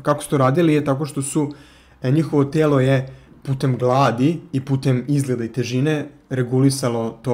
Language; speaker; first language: Serbian; native; Serbian